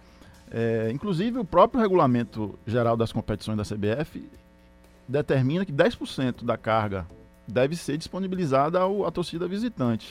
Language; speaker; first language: Portuguese; native; Portuguese